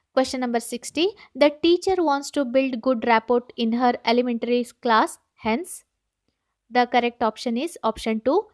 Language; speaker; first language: English; non-native, local second language; Kannada